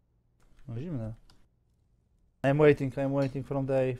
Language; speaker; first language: English; non-native, learner; Polish